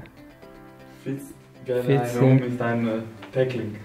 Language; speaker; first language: German; native; German